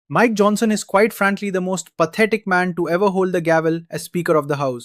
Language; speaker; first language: English; native; English